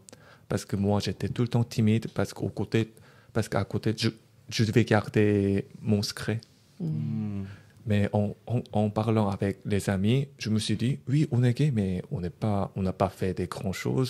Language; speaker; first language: French; non-native, learner; Korean